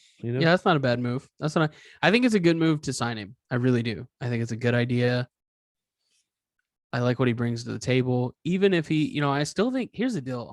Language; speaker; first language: English; native; English